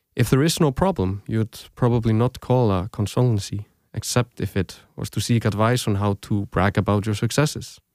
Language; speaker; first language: English; non-native, fluent; Icelandic